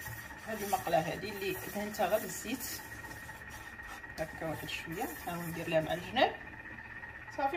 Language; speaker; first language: Arabic; native; Arabic